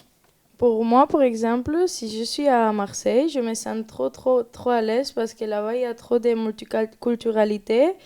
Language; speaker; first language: French; non-native, learner; Spanish